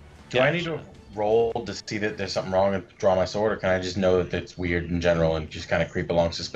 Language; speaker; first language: English; native; English